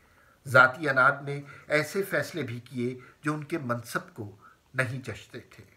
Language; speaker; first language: Urdu; native; Urdu